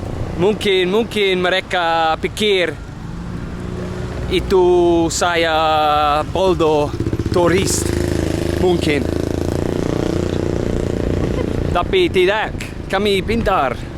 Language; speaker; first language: Indonesian; non-native, learner; English